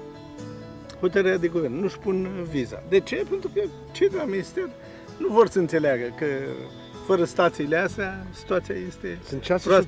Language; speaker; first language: Romanian; native; Romanian